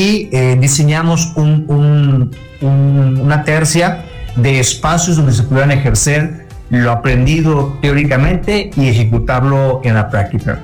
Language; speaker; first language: Spanish; native; Spanish